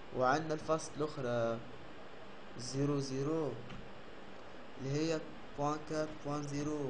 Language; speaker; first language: Arabic; native; Arabic